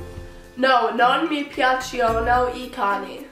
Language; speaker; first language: Italian; non-native, learner; English